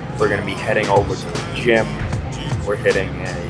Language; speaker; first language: English; native; English